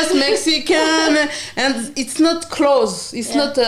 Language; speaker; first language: English; non-native, learner; French